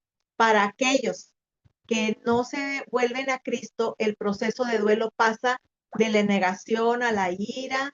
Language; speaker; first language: Spanish; native; Spanish